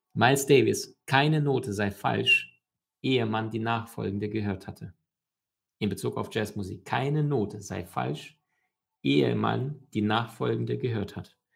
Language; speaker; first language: German; early bilingual, other home language; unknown